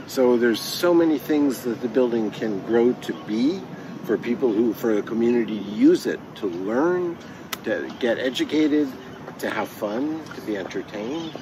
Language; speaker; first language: English; native; English